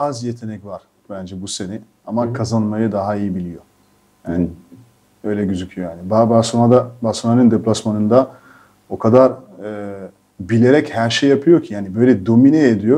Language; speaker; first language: Turkish; non-native, fluent; French